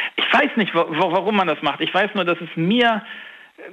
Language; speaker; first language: German; native; German